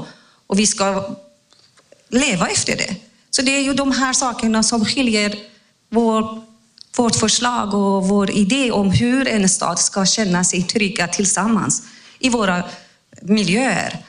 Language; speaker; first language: Swedish; non-native, fluent; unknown